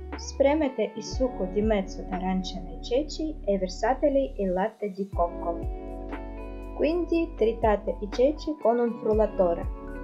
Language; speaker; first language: Italian; non-native, fluent; Russian